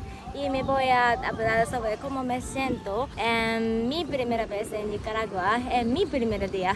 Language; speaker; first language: Spanish; non-native, learner; Japanese